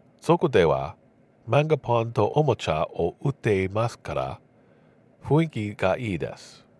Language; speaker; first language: Japanese; non-native, learner; English